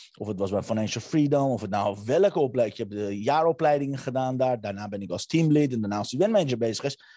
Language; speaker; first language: Dutch; early bilingual, other home language; Armenian